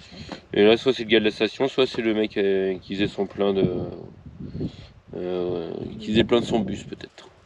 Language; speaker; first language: French; native; French